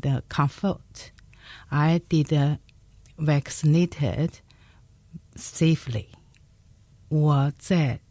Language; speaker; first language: English; non-native, learner; Chinese